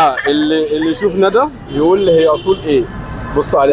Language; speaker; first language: Arabic; native; Arabic